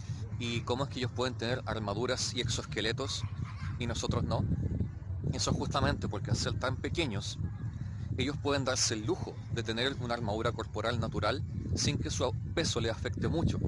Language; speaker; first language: Spanish; native; Spanish